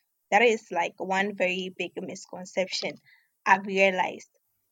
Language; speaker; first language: English; non-native, local second language; Ewe